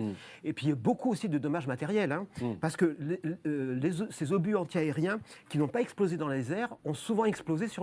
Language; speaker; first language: French; native; French